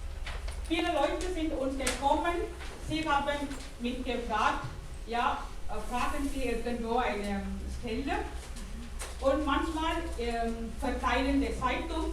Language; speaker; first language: German; non-native, fluent; Tamil